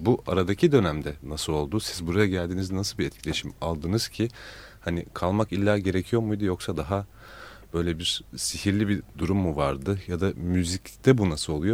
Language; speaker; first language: Turkish; native; Turkish